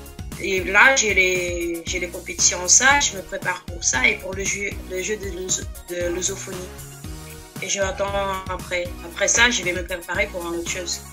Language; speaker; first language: French; non-native, fluent; Portuguese